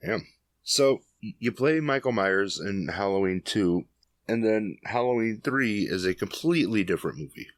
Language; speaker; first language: English; native; English